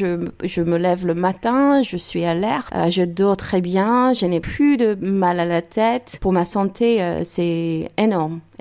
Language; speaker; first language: French; non-native, learner; English